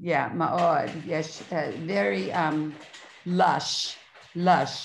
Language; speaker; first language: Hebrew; non-native, learner; English